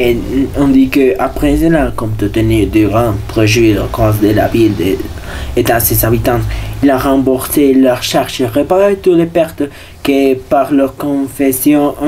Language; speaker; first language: French; non-native, learner; Spanish